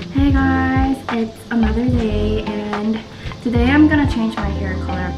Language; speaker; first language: English; non-native, fluent; Korean